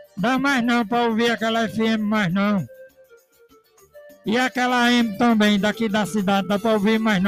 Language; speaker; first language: Portuguese; native; Portuguese